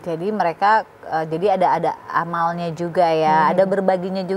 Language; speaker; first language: Indonesian; native; Indonesian